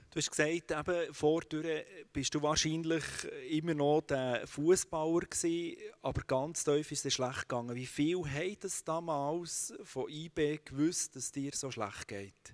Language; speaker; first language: German; native; German